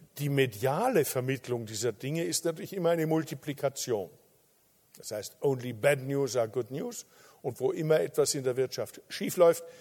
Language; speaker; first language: German; native; German